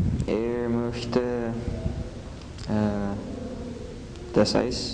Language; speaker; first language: German; non-native, learner; English